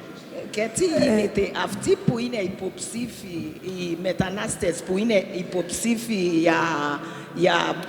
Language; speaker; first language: Greek; non-native, learner; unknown